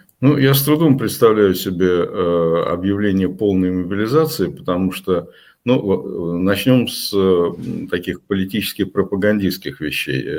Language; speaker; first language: Russian; native; Russian